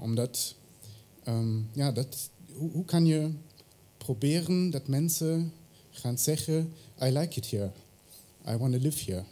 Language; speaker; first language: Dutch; non-native, fluent; German